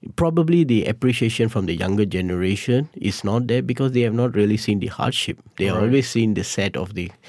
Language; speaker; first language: English; non-native, local second language; Tamil